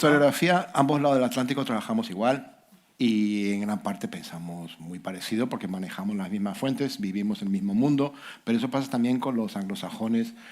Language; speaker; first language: Spanish; native; Spanish